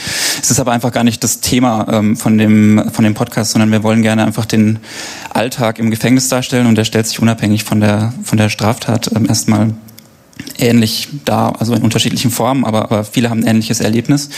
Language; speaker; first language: German; native; German